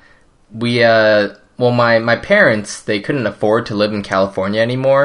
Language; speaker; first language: English; early bilingual, other home language; Cantonese